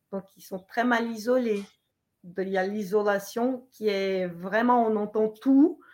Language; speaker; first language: French; non-native, fluent; Portuguese